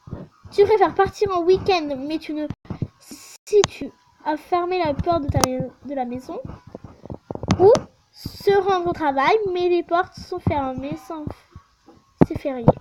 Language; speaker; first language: French; native; French